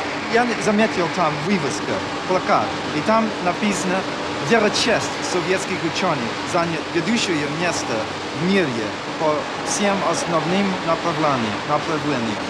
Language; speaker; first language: Russian; non-native, fluent; English